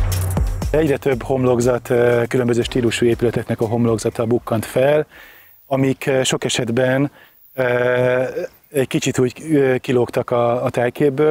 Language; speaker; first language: Hungarian; native; Hungarian